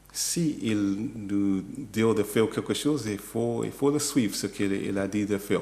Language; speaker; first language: French; non-native, learner; English